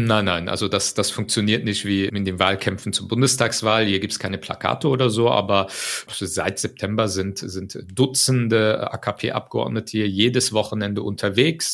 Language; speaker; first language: German; early bilingual, other home language; Turkish